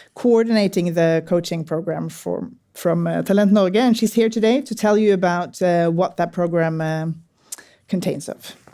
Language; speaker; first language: English; non-native, fluent; Norwegian